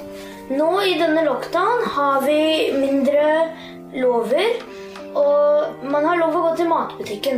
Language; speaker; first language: Norwegian; early bilingual, heritage; Norwegian